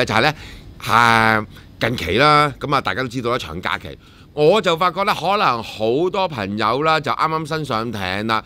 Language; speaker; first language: Cantonese; native; Cantonese